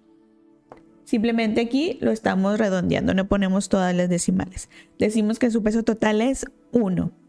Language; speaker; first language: Spanish; native; Spanish